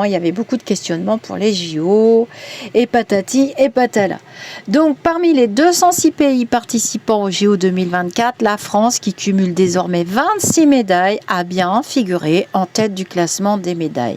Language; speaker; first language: French; native; French